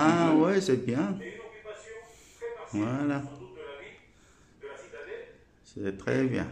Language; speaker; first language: French; non-native, learner; Thai